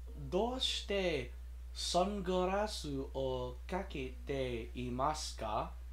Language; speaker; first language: Japanese; non-native, learner; English